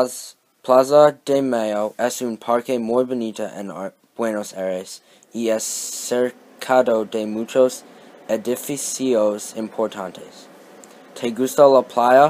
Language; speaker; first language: Spanish; non-native, learner; English